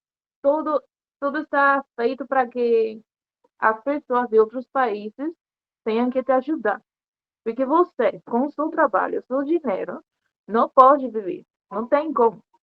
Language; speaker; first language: Portuguese; non-native, learner; Spanish